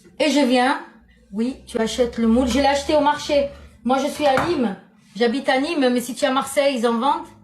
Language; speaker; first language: French; non-native, local second language; Arabic